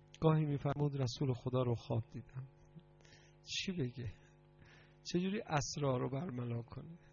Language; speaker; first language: Persian; native; Persian